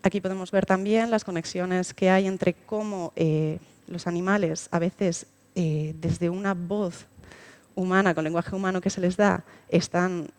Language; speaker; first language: Spanish; native; Spanish